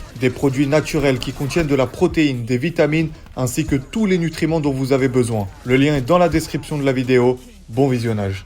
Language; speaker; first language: French; native; French